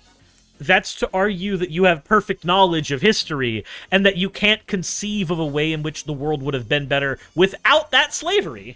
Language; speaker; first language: English; native; English